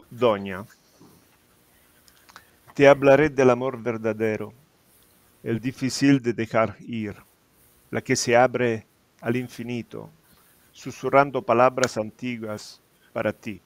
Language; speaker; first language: Spanish; non-native, fluent; Italian